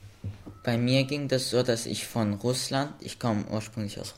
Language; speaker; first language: German; early bilingual, other home language; Russian